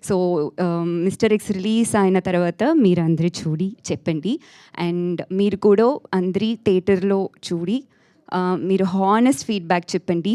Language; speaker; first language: Telugu; non-native, local second language; Tamil